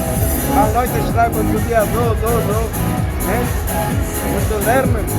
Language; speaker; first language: German; non-native, learner; Turkish